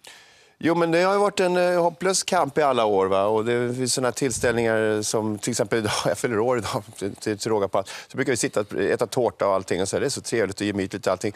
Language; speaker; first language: Swedish; native; Swedish